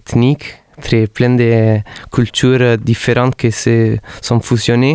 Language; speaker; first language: French; non-native, fluent; Italian